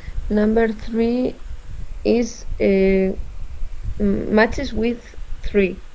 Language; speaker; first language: English; non-native, learner; Spanish